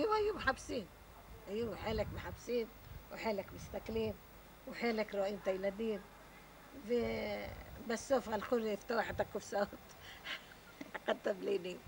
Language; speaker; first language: Hebrew; non-native, fluent; Arabic